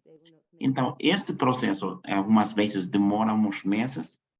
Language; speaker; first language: Portuguese; non-native, fluent; Spanish